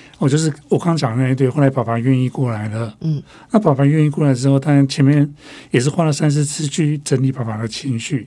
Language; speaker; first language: Chinese; non-native, local second language; Min Nan Chinese